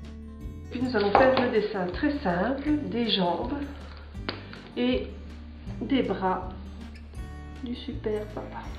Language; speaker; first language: French; native; French